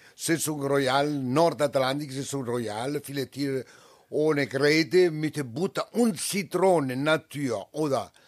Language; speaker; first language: German; non-native, learner; Italian